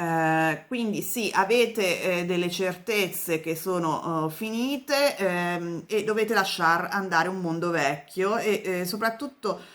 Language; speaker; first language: Italian; native; Italian